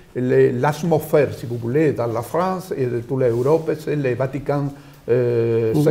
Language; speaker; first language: French; non-native, fluent; Spanish